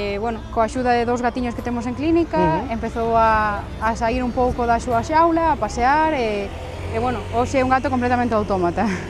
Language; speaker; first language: Galician; non-native, local second language; Spanish